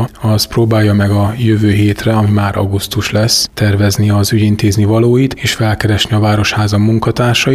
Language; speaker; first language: Hungarian; native; Hungarian